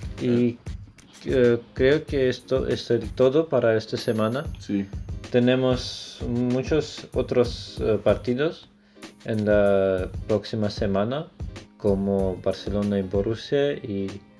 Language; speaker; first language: Spanish; non-native, learner; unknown